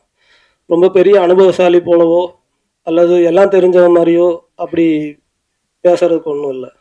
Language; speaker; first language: Tamil; native; Tamil